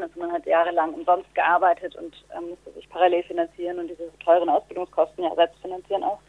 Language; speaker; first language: German; native; German